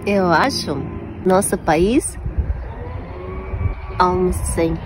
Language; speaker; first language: Portuguese; non-native, learner; Russian